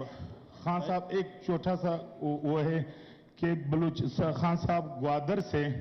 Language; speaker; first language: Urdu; non-native, local second language; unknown